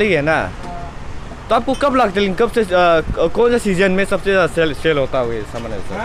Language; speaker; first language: Hindi; non-native, local second language; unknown